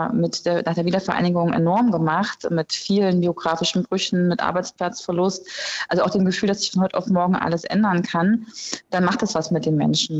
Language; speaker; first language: German; native; German